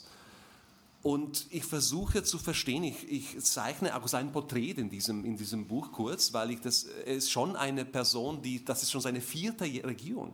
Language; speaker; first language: German; non-native, fluent; Slovak